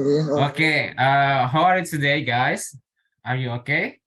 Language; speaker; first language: English; non-native, learner; Indonesian